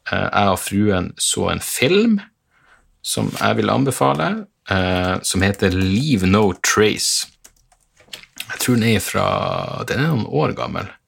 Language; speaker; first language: Norwegian; native; Norwegian